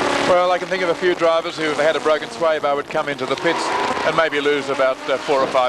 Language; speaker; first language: English; native; English